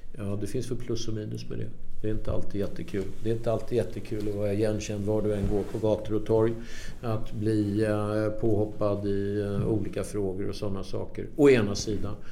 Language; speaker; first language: Swedish; native; Swedish